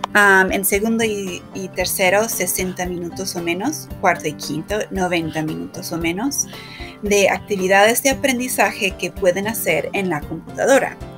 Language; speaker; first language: Spanish; non-native, fluent; English